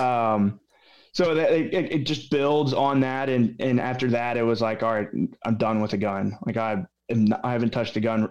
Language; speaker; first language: English; native; English